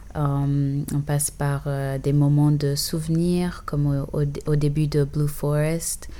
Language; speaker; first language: French; early bilingual, other home language; English